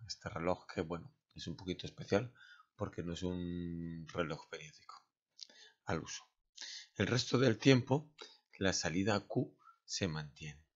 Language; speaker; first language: Spanish; native; Spanish